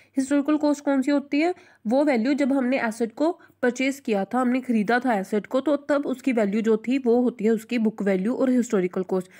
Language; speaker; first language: Hindi; non-native, local second language; Punjabi